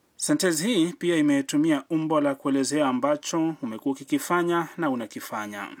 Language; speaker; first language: Swahili; native; Swahili